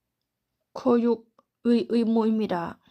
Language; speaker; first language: Korean; non-native, learner; Thai